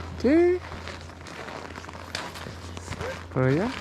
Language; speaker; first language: Spanish; non-native, learner; French